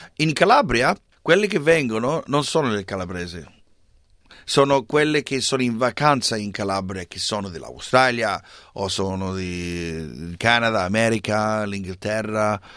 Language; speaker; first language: Italian; early bilingual, heritage; English